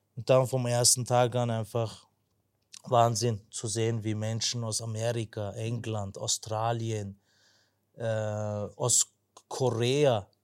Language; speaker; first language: German; non-native, local second language; Turkish